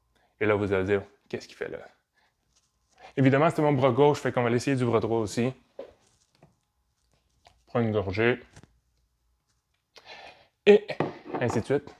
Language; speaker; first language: French; native; French